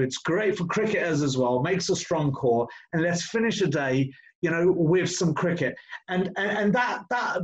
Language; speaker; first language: English; native; English